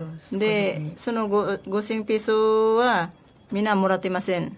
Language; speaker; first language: Japanese; non-native, learner; Filipino